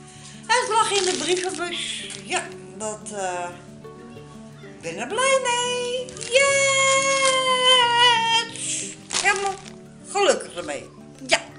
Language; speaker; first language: Dutch; native; Dutch